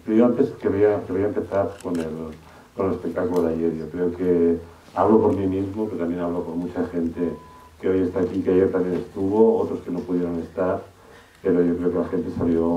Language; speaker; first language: Spanish; native; Spanish